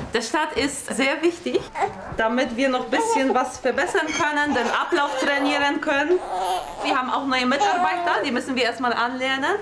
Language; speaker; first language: German; non-native, fluent; Polish